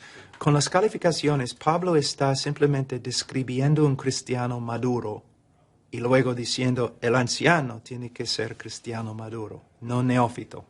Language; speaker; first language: Spanish; non-native, fluent; English